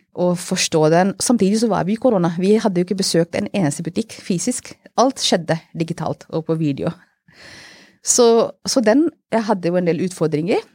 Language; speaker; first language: Norwegian; non-native, fluent; Hindi